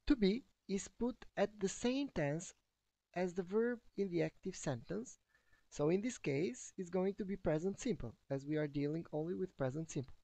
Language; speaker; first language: English; non-native, fluent; Albanian